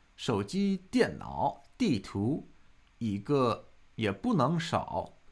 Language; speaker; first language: Chinese; non-native, fluent; English